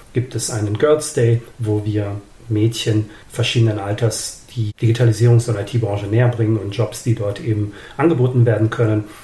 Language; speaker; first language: German; early bilingual, other home language; Serbian